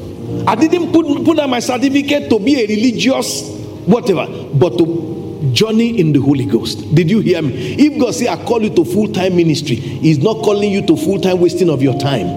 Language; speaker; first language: English; non-native, local second language; Yoruba